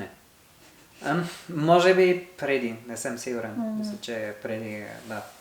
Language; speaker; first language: Bulgarian; non-native, learner; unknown